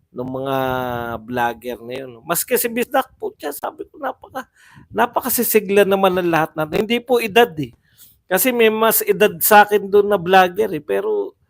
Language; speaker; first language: Filipino; native; Filipino